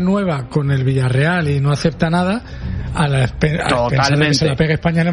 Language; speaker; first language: Spanish; native; Spanish